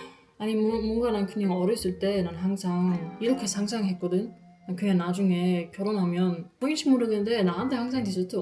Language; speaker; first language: Korean; non-native, fluent; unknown